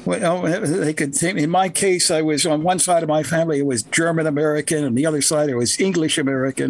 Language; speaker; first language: English; native; English